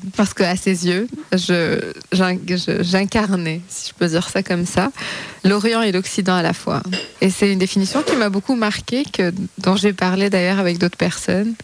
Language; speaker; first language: French; non-native, local second language; Arabic